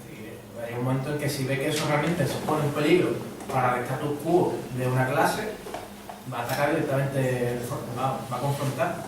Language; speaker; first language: Spanish; native; Spanish